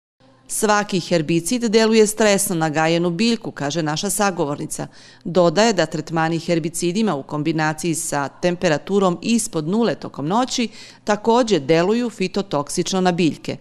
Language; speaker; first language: Serbian; native; Serbian